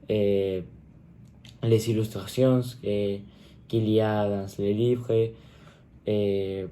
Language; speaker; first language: French; non-native, learner; Spanish